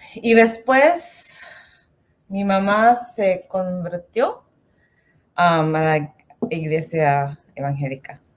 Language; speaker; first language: Spanish; non-native, learner; English